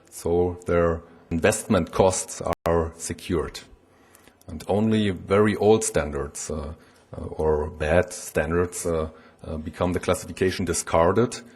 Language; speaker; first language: English; non-native, fluent; German